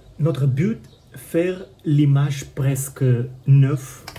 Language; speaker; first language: French; non-native, fluent; Russian